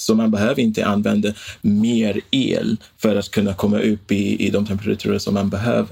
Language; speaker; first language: Swedish; non-native, fluent; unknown